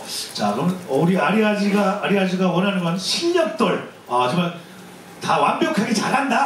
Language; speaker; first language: Korean; native; Korean